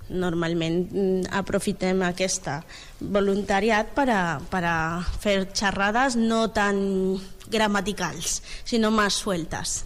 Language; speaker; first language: Catalan; non-native, learner; Spanish